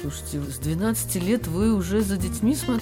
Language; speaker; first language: Russian; native; Russian